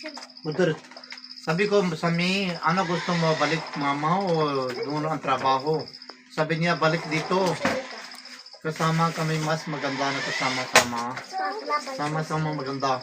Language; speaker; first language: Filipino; non-native, learner; Punjabi